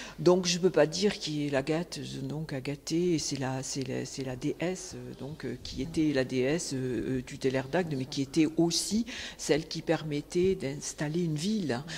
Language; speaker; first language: French; native; French